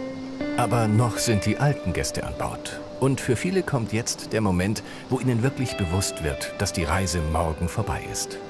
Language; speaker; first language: German; native; German